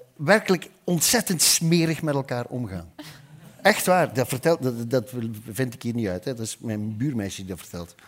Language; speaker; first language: Dutch; native; Dutch